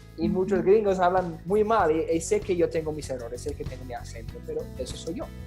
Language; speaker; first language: Spanish; non-native, fluent; English